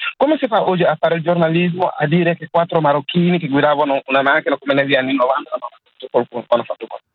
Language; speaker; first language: Italian; non-native, fluent; Wolof